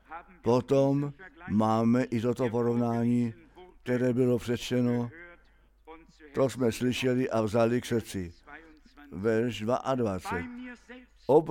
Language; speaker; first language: Czech; non-native, fluent; German